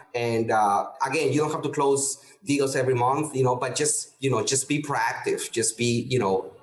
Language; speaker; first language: English; non-native, fluent; Spanish